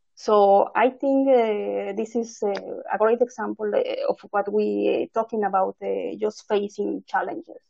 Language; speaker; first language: English; non-native, fluent; Spanish